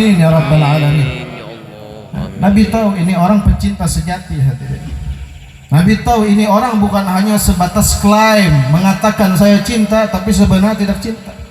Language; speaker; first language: Indonesian; non-native, local second language; Banjar